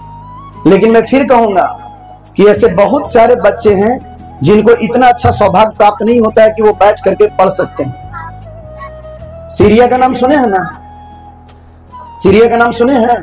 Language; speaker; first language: Hindi; native; Hindi